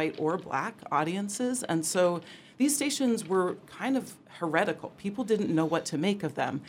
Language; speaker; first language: English; native; English